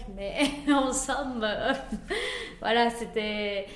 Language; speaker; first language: French; early bilingual, other home language; Spanish